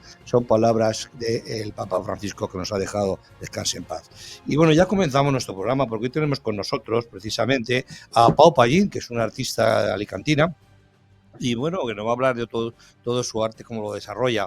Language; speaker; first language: Spanish; native; Spanish